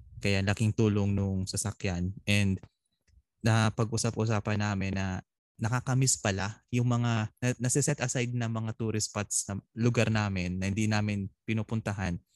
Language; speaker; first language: Filipino; non-native, local second language; Bikol